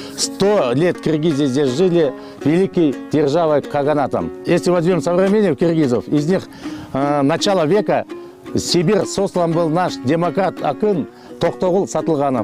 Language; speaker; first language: Russian; non-native, local second language; Kyrgyz